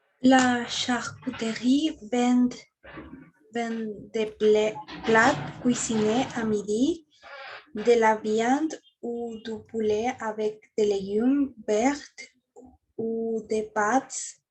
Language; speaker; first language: French; non-native, learner; Spanish